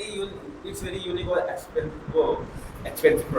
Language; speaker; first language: English; non-native, learner; Hindi